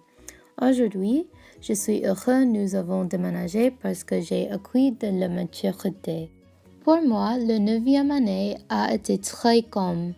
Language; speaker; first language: French; non-native, learner; English